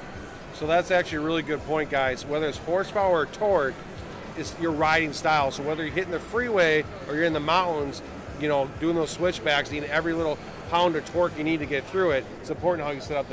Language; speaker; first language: English; native; English